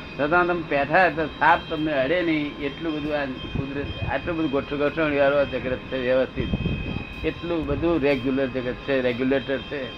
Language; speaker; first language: Gujarati; native; Gujarati